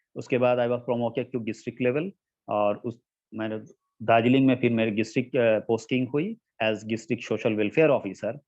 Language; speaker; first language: Hindi; non-native, local second language; Urdu